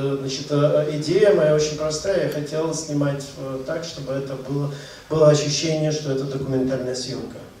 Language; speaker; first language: Russian; native; Russian